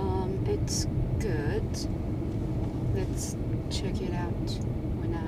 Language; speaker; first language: English; non-native, fluent; Chinese